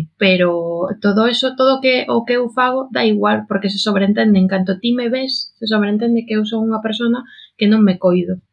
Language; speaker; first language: Galician; non-native, local second language; Spanish